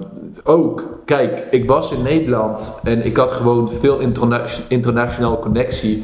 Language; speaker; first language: Dutch; early bilingual, heritage; Dutch